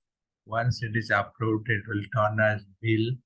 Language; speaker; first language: English; non-native, local second language; Odia